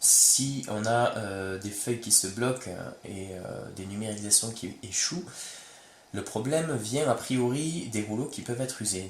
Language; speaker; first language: French; native; French